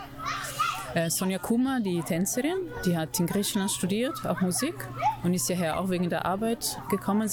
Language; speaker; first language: German; non-native, fluent; Italian